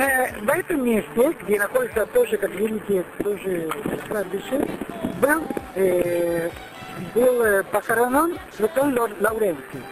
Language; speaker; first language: Russian; non-native, learner; Italian